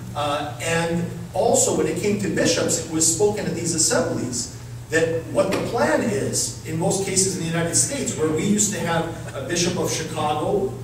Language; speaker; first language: English; early bilingual, other home language; Ukrainian